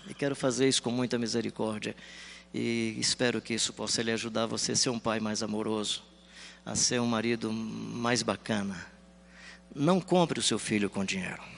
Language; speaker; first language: Portuguese; native; Portuguese